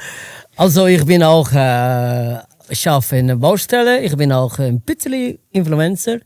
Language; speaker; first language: German; non-native, learner; Portuguese